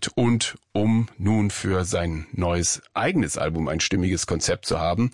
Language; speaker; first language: German; native; German